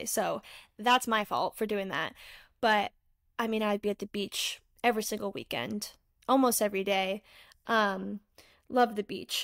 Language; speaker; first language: English; native; English